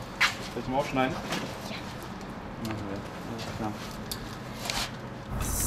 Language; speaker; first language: German; native; German